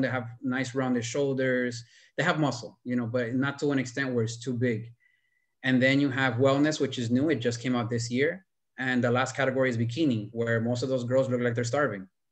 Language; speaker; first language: English; early bilingual, other home language; Spanish